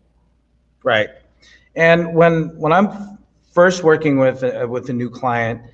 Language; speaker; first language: English; native; English